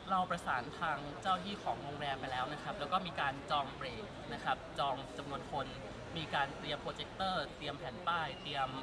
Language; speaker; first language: Thai; native; Thai